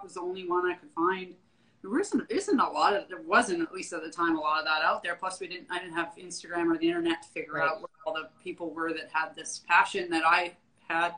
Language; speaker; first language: English; native; English